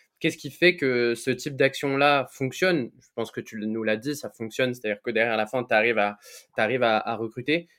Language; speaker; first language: French; native; French